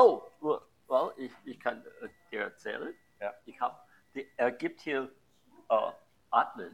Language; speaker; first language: German; non-native, learner; English